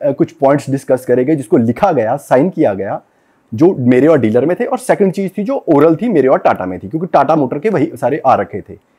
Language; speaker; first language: Hindi; non-native, local second language; Punjabi